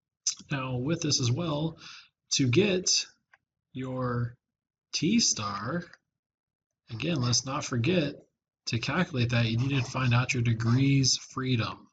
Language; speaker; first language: English; native; English